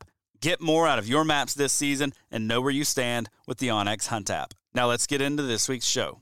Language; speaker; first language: English; native; English